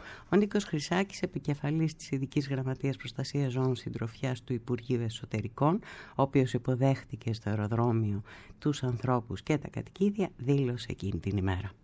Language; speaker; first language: Greek; native; Greek